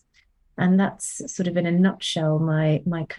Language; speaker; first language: English; non-native, local second language; Tamil